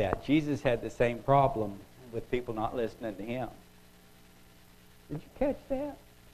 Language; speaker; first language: English; native; English